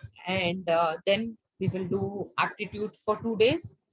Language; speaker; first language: English; non-native, local second language; Hindi